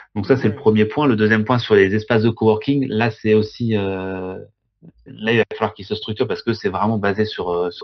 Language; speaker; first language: French; native; French